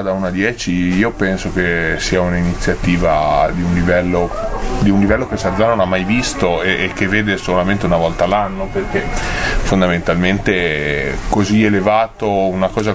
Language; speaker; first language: Italian; native; Italian